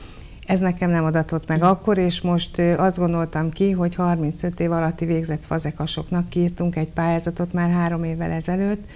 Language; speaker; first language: Hungarian; native; Hungarian